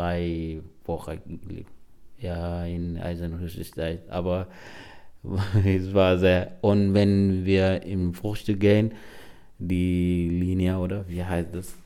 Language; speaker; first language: German; non-native, learner; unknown